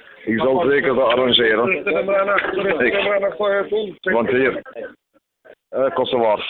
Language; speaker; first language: Dutch; non-native, fluent; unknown